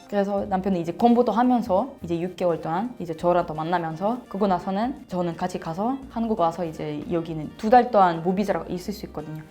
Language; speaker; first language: Korean; non-native, fluent; Russian